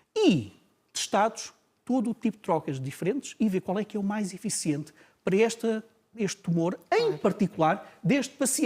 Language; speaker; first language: Portuguese; native; Portuguese